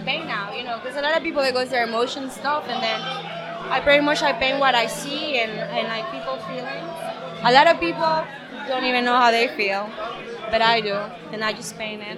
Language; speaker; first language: English; non-native, fluent; Spanish